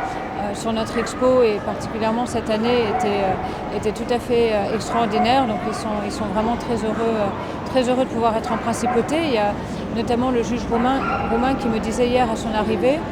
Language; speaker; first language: French; native; French